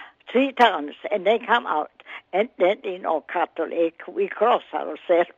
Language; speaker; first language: English; non-native, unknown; Italian